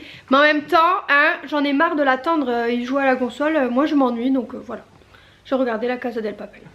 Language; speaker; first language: French; native; French